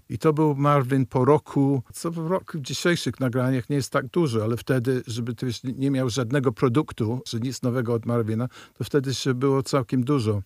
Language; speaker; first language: Polish; early bilingual, heritage; Polish